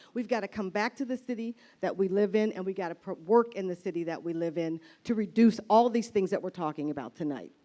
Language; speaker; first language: English; native; English